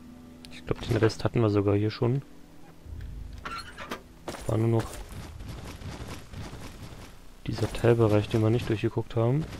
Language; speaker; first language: German; native; German